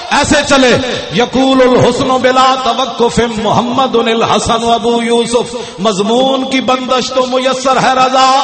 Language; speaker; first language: Urdu; non-native, local second language; Punjabi